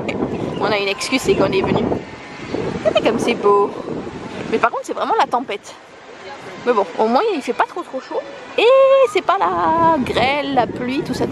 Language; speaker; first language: French; native; French